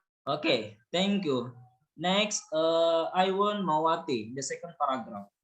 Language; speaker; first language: English; non-native, learner; Indonesian